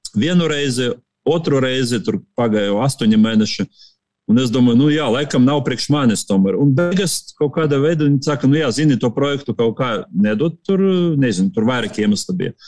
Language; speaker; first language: Latvian; non-native, local second language; Russian